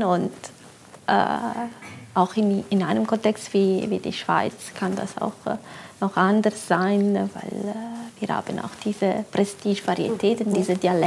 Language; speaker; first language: German; non-native, fluent; French